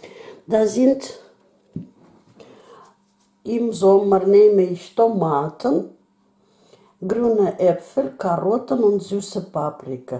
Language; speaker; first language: German; non-native, fluent; Russian